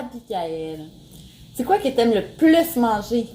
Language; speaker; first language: French; native; French